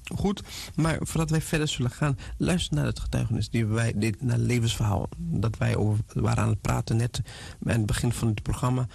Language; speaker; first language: Dutch; non-native, fluent; Portuguese